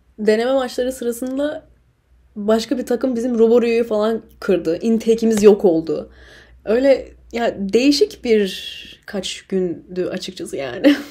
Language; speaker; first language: Turkish; early bilingual, other home language; English